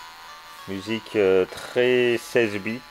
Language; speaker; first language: French; native; French